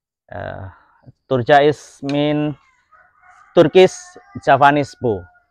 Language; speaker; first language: English; non-native, learner; Indonesian